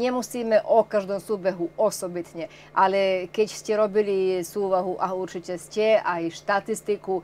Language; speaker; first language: Slovak; native; Slovak